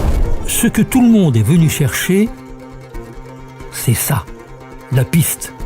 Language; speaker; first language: French; native; French